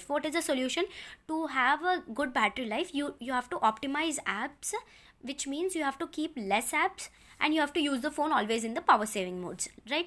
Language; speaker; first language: English; non-native, local second language; Telugu